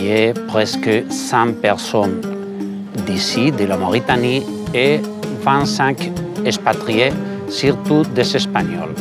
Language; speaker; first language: French; non-native, fluent; Spanish